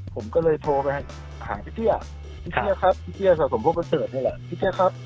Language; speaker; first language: Thai; native; Thai